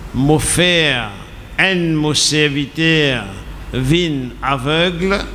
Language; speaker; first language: French; non-native, local second language; Morisyen